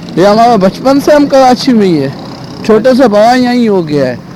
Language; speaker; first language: Hindi; non-native, local second language; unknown